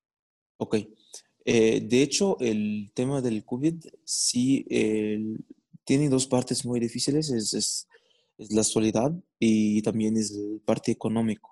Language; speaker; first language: Spanish; non-native, fluent; Arabic